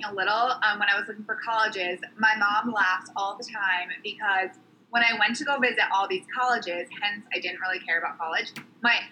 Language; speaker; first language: English; native; English